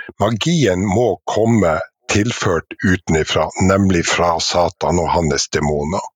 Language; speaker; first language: Norwegian; native; Norwegian